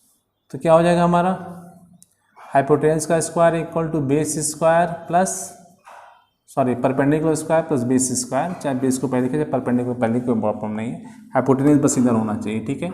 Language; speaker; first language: Hindi; native; Hindi